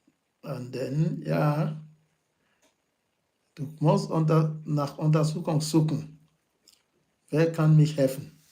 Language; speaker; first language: German; non-native, learner; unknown